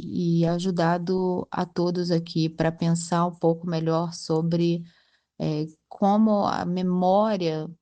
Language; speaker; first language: Portuguese; native; Portuguese